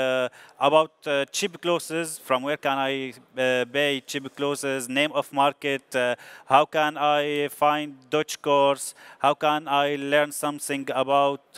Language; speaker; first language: English; non-native, learner; Arabic